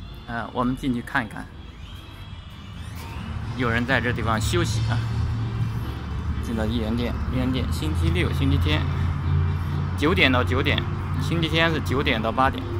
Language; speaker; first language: Chinese; native; Chinese